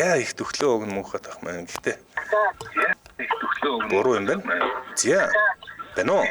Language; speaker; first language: Mongolian; native; Mongolian